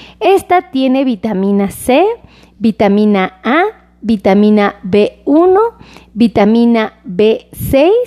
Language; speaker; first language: Spanish; native; Spanish